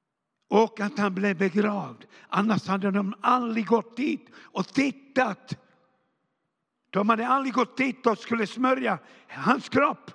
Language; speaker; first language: Swedish; non-native, fluent; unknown